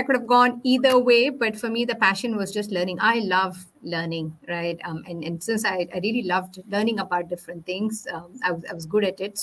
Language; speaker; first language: English; non-native, local second language; Tamil